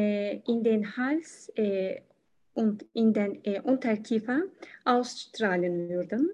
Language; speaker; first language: German; non-native, learner; Turkish